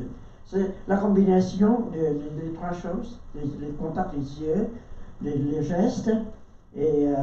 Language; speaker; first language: French; non-native, learner; Vietnamese